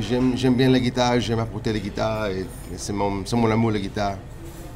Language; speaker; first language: French; non-native, learner; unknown